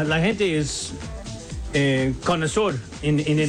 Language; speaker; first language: Spanish; non-native, learner; English